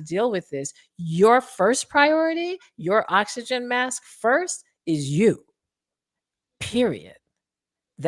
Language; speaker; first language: English; native; English